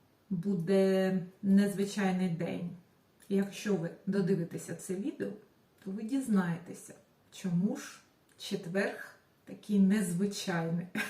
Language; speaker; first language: Ukrainian; non-native, local second language; Russian